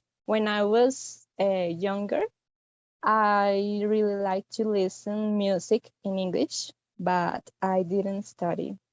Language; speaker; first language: English; non-native, fluent; Spanish